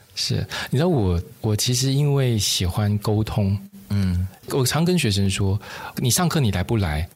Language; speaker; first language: Chinese; native; Chinese